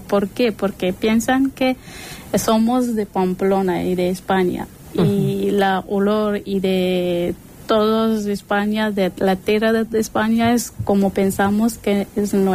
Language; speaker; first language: Spanish; non-native, learner; Persian